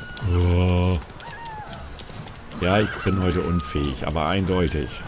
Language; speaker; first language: German; native; German